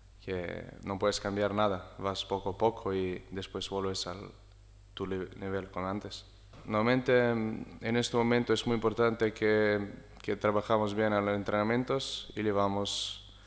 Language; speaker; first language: Spanish; non-native, learner; Slovenian